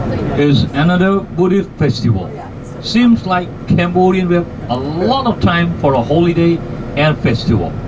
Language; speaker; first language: English; non-native, learner; Khmer